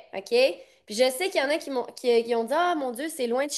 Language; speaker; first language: French; native; French